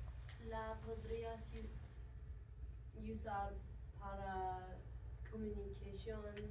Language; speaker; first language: Spanish; non-native, learner; English